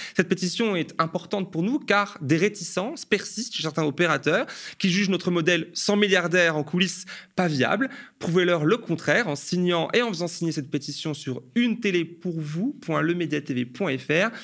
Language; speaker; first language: French; native; French